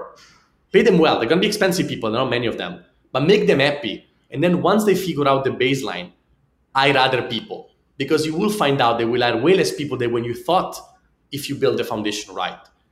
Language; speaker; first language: English; non-native, fluent; Italian